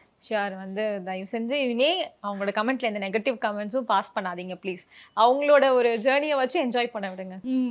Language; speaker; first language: Tamil; native; Tamil